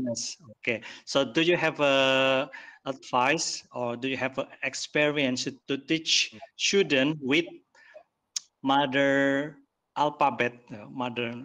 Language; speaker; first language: English; non-native, learner; Indonesian